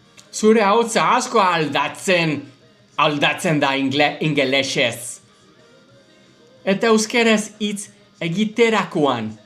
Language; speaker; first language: Basque; non-native, learner; English